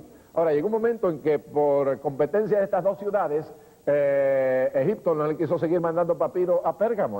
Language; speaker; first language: Spanish; native; Spanish